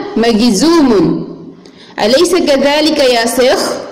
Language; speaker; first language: Arabic; non-native, learner; Maguindanaon